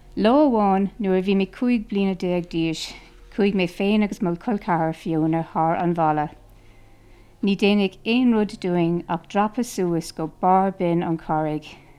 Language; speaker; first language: Irish; non-native, local second language; English